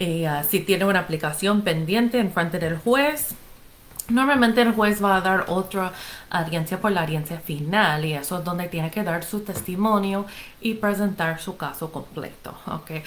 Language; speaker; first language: Spanish; non-native, fluent; English